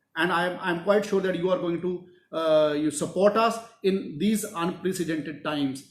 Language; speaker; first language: English; non-native, local second language; Punjabi